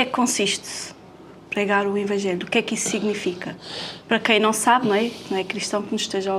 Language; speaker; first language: Portuguese; native; Portuguese